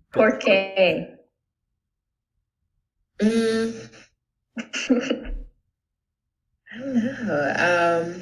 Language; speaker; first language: Spanish; non-native, learner; English